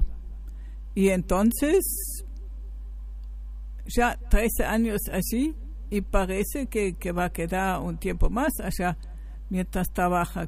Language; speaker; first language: Spanish; non-native, fluent; German